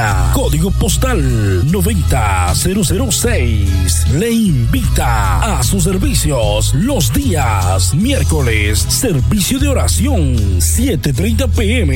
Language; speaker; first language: Spanish; native; Spanish